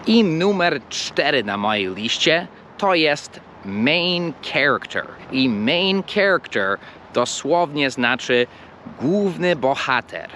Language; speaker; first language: Polish; non-native, fluent; English